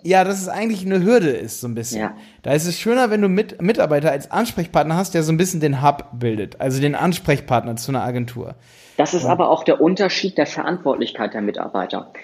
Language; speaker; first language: German; native; German